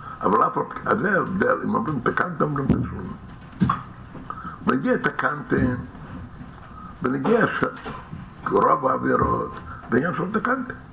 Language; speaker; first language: Hebrew; non-native, fluent; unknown